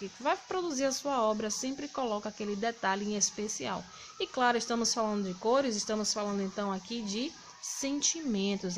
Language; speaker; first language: Portuguese; native; Portuguese